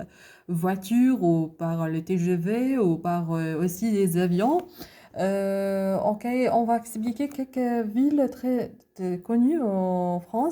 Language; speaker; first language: French; non-native, learner; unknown